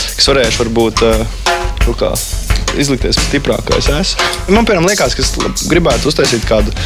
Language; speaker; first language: Latvian; native; Latvian